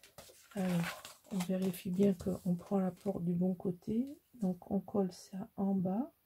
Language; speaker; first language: French; native; French